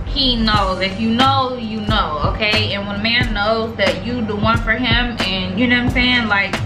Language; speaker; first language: English; native; English